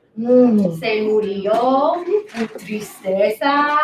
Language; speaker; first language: Spanish; non-native, fluent; English